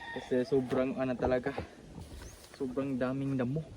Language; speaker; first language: Filipino; non-native, fluent; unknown